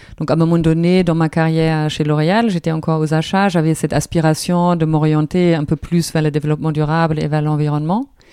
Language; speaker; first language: French; non-native, fluent; German